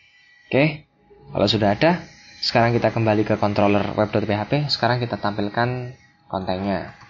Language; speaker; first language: Indonesian; native; Indonesian